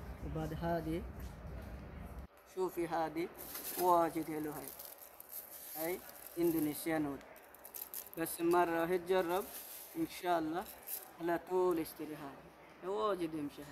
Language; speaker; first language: Arabic; non-native, learner; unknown